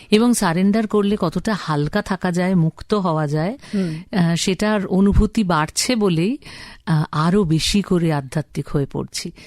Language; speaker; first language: Bangla; native; Bangla